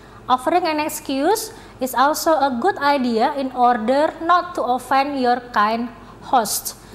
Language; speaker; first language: English; non-native, fluent; Indonesian